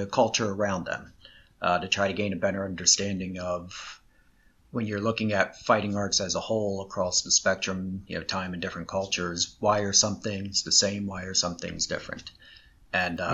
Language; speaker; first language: English; native; English